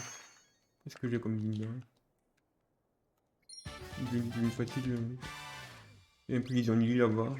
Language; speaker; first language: French; native; French